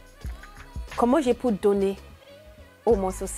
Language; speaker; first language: French; non-native, learner; English